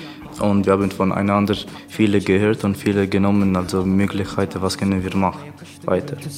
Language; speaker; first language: German; non-native, learner; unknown